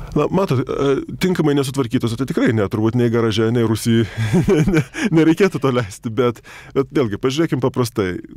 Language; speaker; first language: Lithuanian; native; Lithuanian